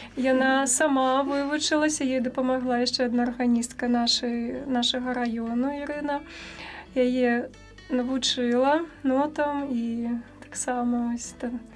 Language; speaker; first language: Belarusian; native; Belarusian